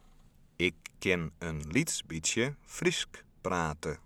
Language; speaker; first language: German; non-native, fluent; Western Frisian